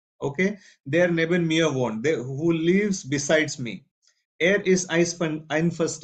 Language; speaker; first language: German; non-native, fluent; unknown